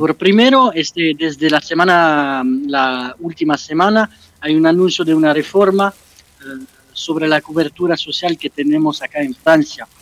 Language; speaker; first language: Spanish; non-native, fluent; French